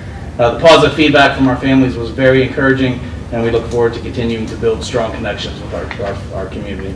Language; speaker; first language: English; native; English